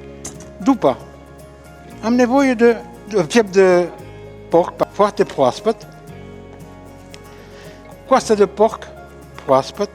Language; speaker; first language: Romanian; non-native, fluent; French